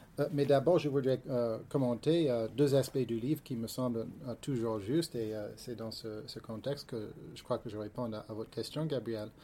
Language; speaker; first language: French; non-native, fluent; English